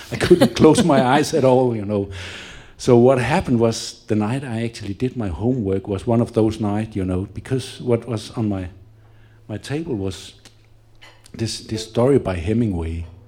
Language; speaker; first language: English; non-native, fluent; Danish